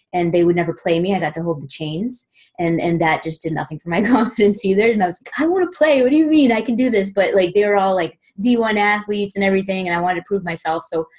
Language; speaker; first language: English; native; English